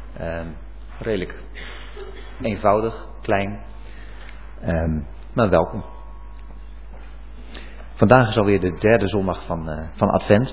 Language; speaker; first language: Dutch; native; Dutch